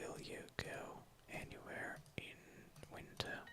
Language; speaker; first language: English; non-native, fluent; Russian